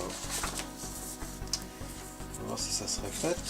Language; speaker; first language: French; native; French